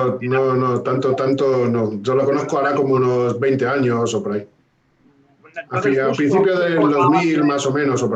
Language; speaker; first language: Spanish; native; Spanish